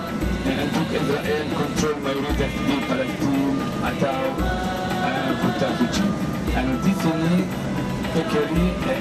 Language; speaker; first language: Indonesian; non-native, learner; Arabic